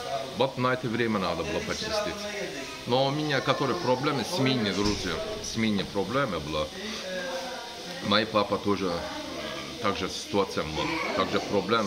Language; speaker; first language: Russian; non-native, learner; Turkish